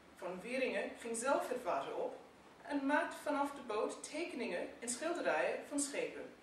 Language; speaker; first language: Dutch; non-native, fluent; English